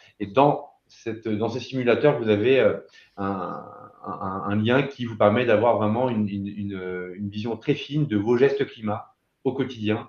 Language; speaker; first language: French; native; French